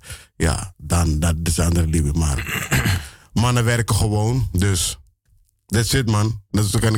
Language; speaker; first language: Dutch; native; Dutch